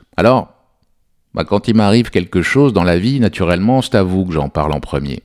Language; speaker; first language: French; native; French